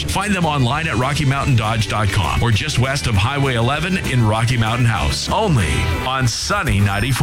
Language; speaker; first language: English; native; English